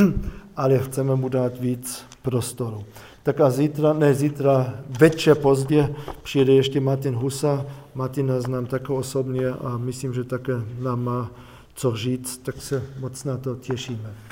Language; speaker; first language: Czech; non-native, fluent; German